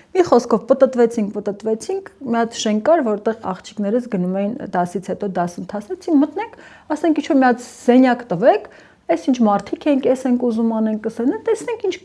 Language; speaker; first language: Armenian; early bilingual, heritage; Armenian